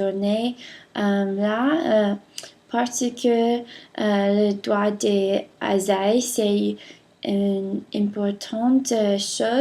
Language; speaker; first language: French; non-native, learner; English